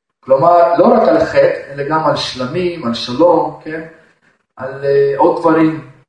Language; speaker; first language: Hebrew; non-native, fluent; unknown